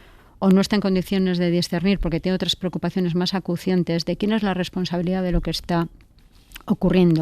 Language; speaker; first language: Spanish; native; Spanish